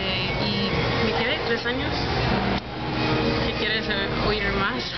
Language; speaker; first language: Spanish; non-native, fluent; English